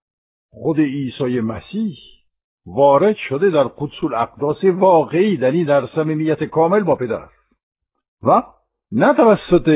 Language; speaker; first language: Persian; non-native, fluent; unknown